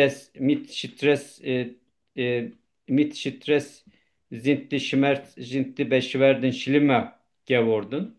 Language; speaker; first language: German; non-native, learner; Turkish